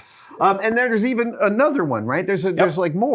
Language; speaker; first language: English; native; English